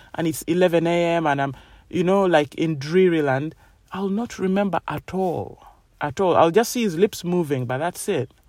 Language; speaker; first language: English; non-native, local second language; Ganda